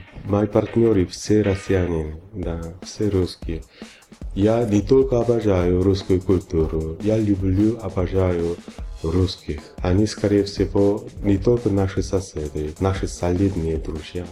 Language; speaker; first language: Russian; non-native, fluent; Korean